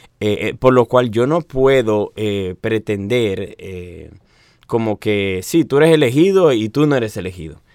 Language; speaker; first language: Spanish; native; Spanish